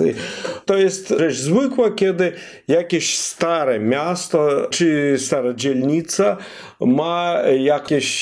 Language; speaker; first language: Polish; non-native, fluent; Russian